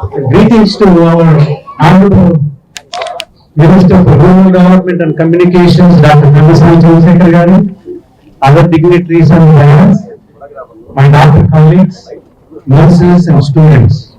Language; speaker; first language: English; non-native, local second language; Telugu